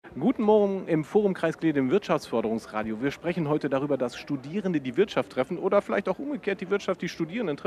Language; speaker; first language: German; native; German